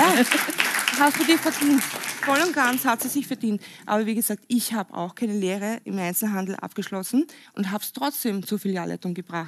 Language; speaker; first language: German; native; German